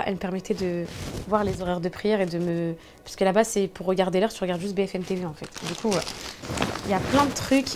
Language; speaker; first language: French; native; French